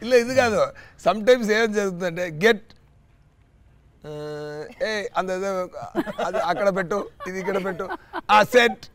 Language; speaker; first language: Telugu; non-native, learner; Tamil